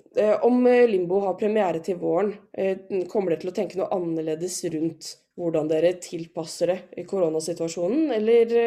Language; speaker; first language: Norwegian; native; Norwegian